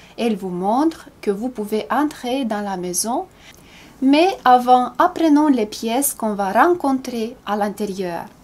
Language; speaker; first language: French; non-native, fluent; Romanian